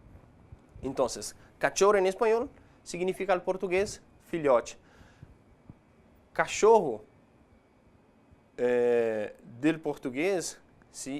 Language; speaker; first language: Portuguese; non-native, fluent; Spanish